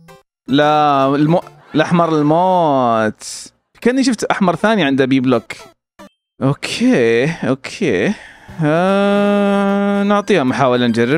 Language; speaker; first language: Arabic; native; Arabic